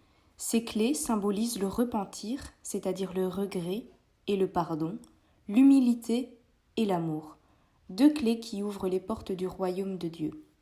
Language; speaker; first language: French; native; French